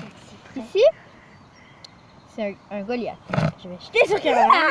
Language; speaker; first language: French; native; French